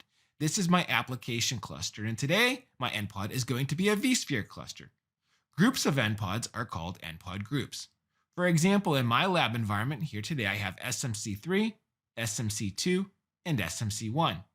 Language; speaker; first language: English; native; English